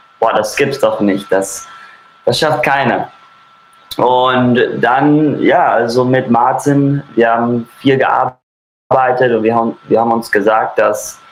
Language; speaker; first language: German; early bilingual, heritage; German